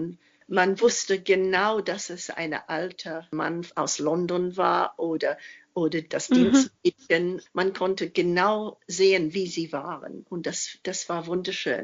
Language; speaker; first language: German; non-native, fluent; English